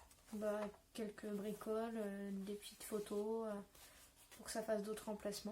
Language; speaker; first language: French; native; French